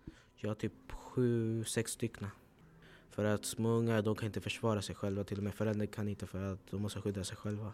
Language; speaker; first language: Swedish; early bilingual, other home language; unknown